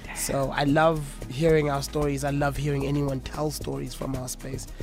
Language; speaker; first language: English; non-native, local second language; Zulu